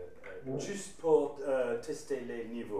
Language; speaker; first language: French; non-native, learner; English